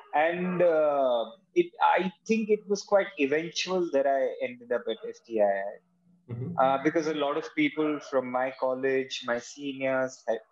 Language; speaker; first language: English; non-native, local second language; Hindi